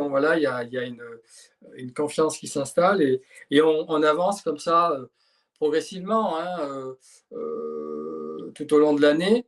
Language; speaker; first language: French; native; French